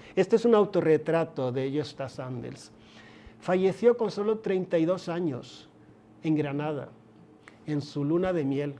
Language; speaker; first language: Spanish; non-native, fluent; Swedish